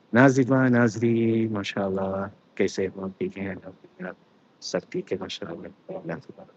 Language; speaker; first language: Hindi; non-native, local second language; Malayalam